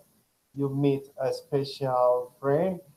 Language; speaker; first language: English; non-native, fluent; Spanish